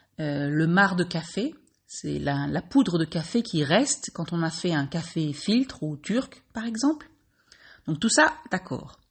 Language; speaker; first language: French; native; French